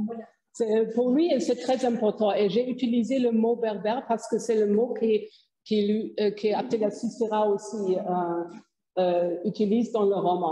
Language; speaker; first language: French; non-native, fluent; German